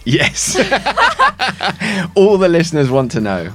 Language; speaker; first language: English; native; English